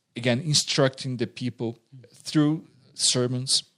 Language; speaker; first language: English; non-native, fluent; Portuguese